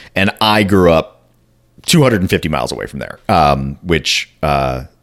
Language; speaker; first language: English; native; English